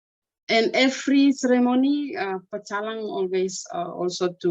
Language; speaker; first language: English; non-native, learner; Indonesian